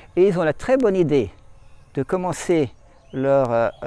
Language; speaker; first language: French; native; French